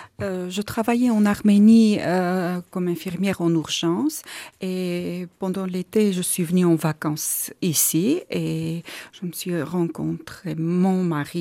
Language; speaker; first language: French; non-native, learner; Armenian